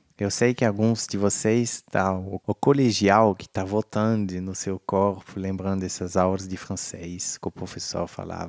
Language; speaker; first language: Portuguese; non-native, fluent; French